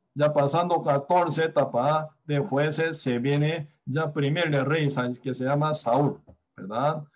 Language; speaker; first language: Spanish; non-native, fluent; Korean